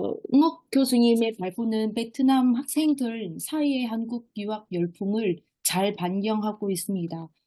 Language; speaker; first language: Korean; non-native, fluent; Vietnamese